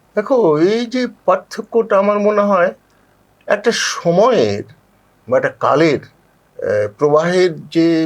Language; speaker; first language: Bangla; native; Bangla